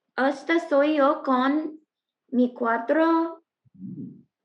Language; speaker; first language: Spanish; non-native, learner; English